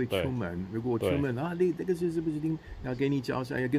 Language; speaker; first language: Chinese; non-native, fluent; English